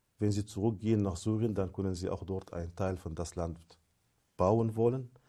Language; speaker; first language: German; non-native, fluent; Arabic